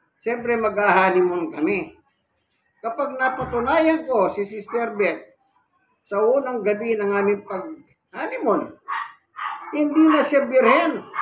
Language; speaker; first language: Filipino; non-native, local second language; Pampanga